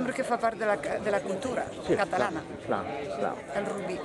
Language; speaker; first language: Catalan; non-native, learner; French